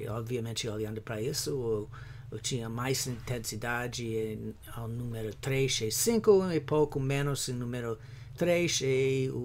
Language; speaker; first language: Portuguese; non-native, fluent; English